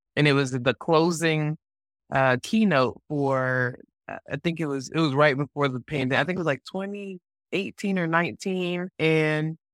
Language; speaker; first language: English; native; English